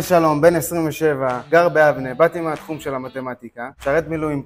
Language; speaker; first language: Hebrew; native; Hebrew